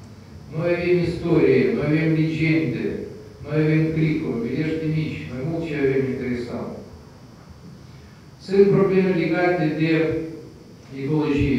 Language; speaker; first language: Romanian; non-native, local second language; Russian